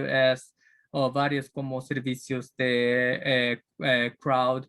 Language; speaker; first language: Spanish; non-native, learner; Japanese